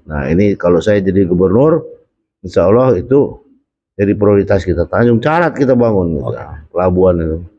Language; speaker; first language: Indonesian; native; Indonesian